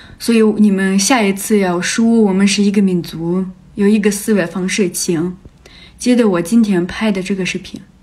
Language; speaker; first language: Chinese; non-native, fluent; Ukrainian